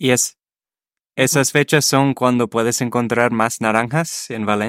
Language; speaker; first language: Spanish; non-native, fluent; English